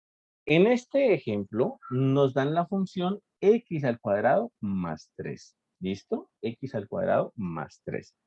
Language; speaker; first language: Spanish; native; Spanish